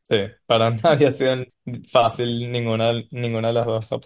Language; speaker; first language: Spanish; native; Spanish